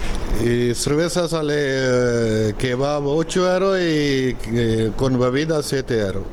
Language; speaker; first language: Spanish; non-native, learner; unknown